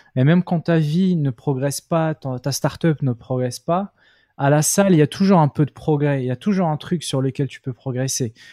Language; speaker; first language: French; non-native, local second language; Arabic